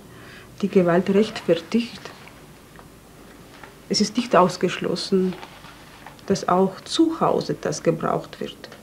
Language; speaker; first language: German; non-native, fluent; Georgian